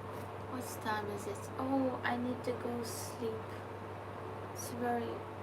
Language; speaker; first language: English; non-native, learner; Ukrainian